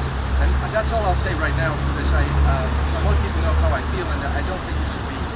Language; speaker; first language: English; native; English